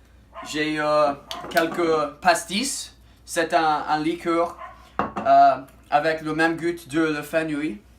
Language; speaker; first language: French; non-native, learner; English